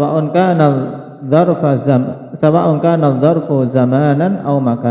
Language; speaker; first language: Arabic; non-native, fluent; Indonesian